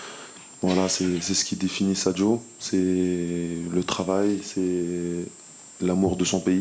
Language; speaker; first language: French; early bilingual, other home language; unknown